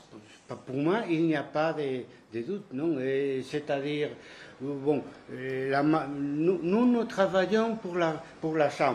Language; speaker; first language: French; non-native, fluent; Spanish